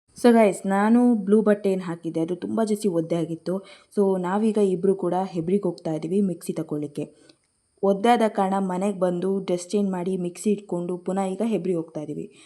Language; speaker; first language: Kannada; non-native, local second language; Marathi